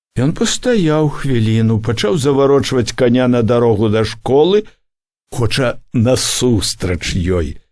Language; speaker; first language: Belarusian; native; Belarusian